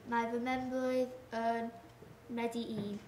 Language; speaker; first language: Welsh; non-native, learner; English